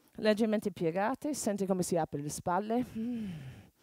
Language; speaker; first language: Italian; non-native, fluent; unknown